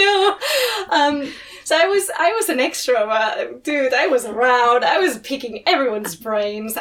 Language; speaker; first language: English; non-native, fluent; Spanish